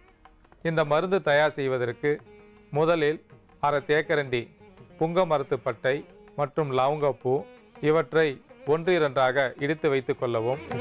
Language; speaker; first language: Tamil; native; Tamil